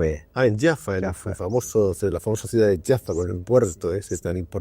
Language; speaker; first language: Spanish; native; Spanish